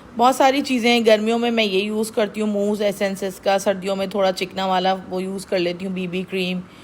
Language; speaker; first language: Urdu; native; Urdu